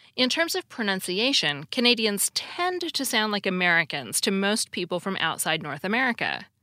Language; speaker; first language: English; native; English